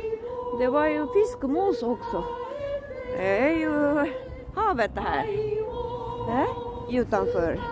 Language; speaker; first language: Swedish; non-native, fluent; Japanese